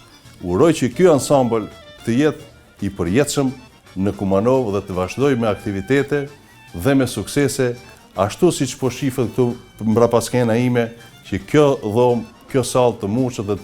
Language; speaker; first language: Albanian; native; Albanian